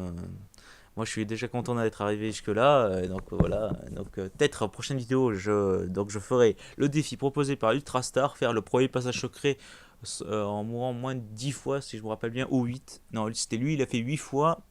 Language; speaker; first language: French; native; French